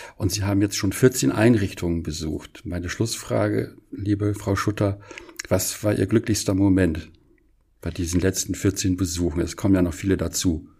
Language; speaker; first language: German; native; German